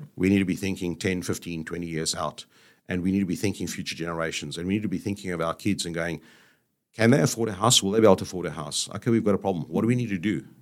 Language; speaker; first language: English; native; English